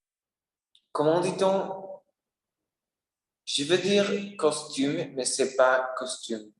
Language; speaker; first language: French; non-native, learner; Spanish